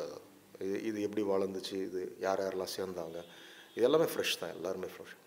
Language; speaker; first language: Tamil; native; Tamil